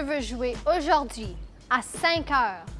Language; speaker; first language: French; non-native, learner; English